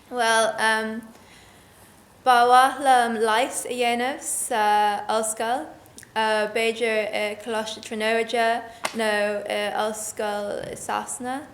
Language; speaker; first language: Irish; non-native, learner; English